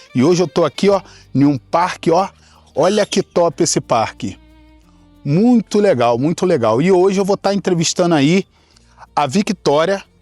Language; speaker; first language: Portuguese; native; Portuguese